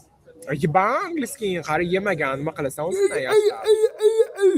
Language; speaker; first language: Uzbek; non-native, local second language; Kara-Kalpak